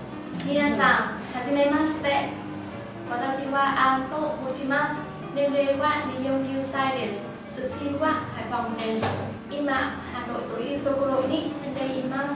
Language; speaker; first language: Japanese; non-native, learner; Vietnamese